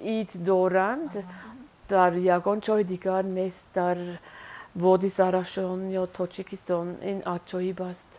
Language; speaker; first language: Persian; non-native, learner; Swiss German